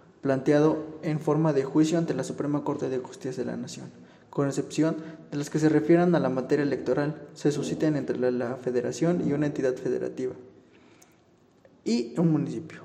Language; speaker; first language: Spanish; native; Spanish